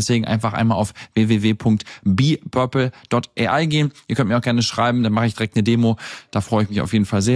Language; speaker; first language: German; native; German